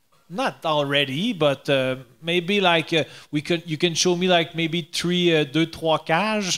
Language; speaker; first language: English; non-native, learner; French